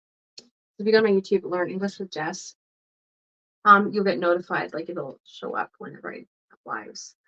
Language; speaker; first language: English; non-native, fluent; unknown